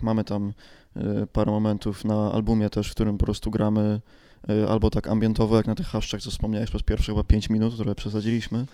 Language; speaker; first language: Polish; native; Polish